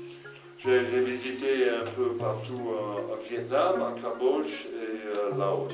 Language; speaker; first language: French; non-native, fluent; English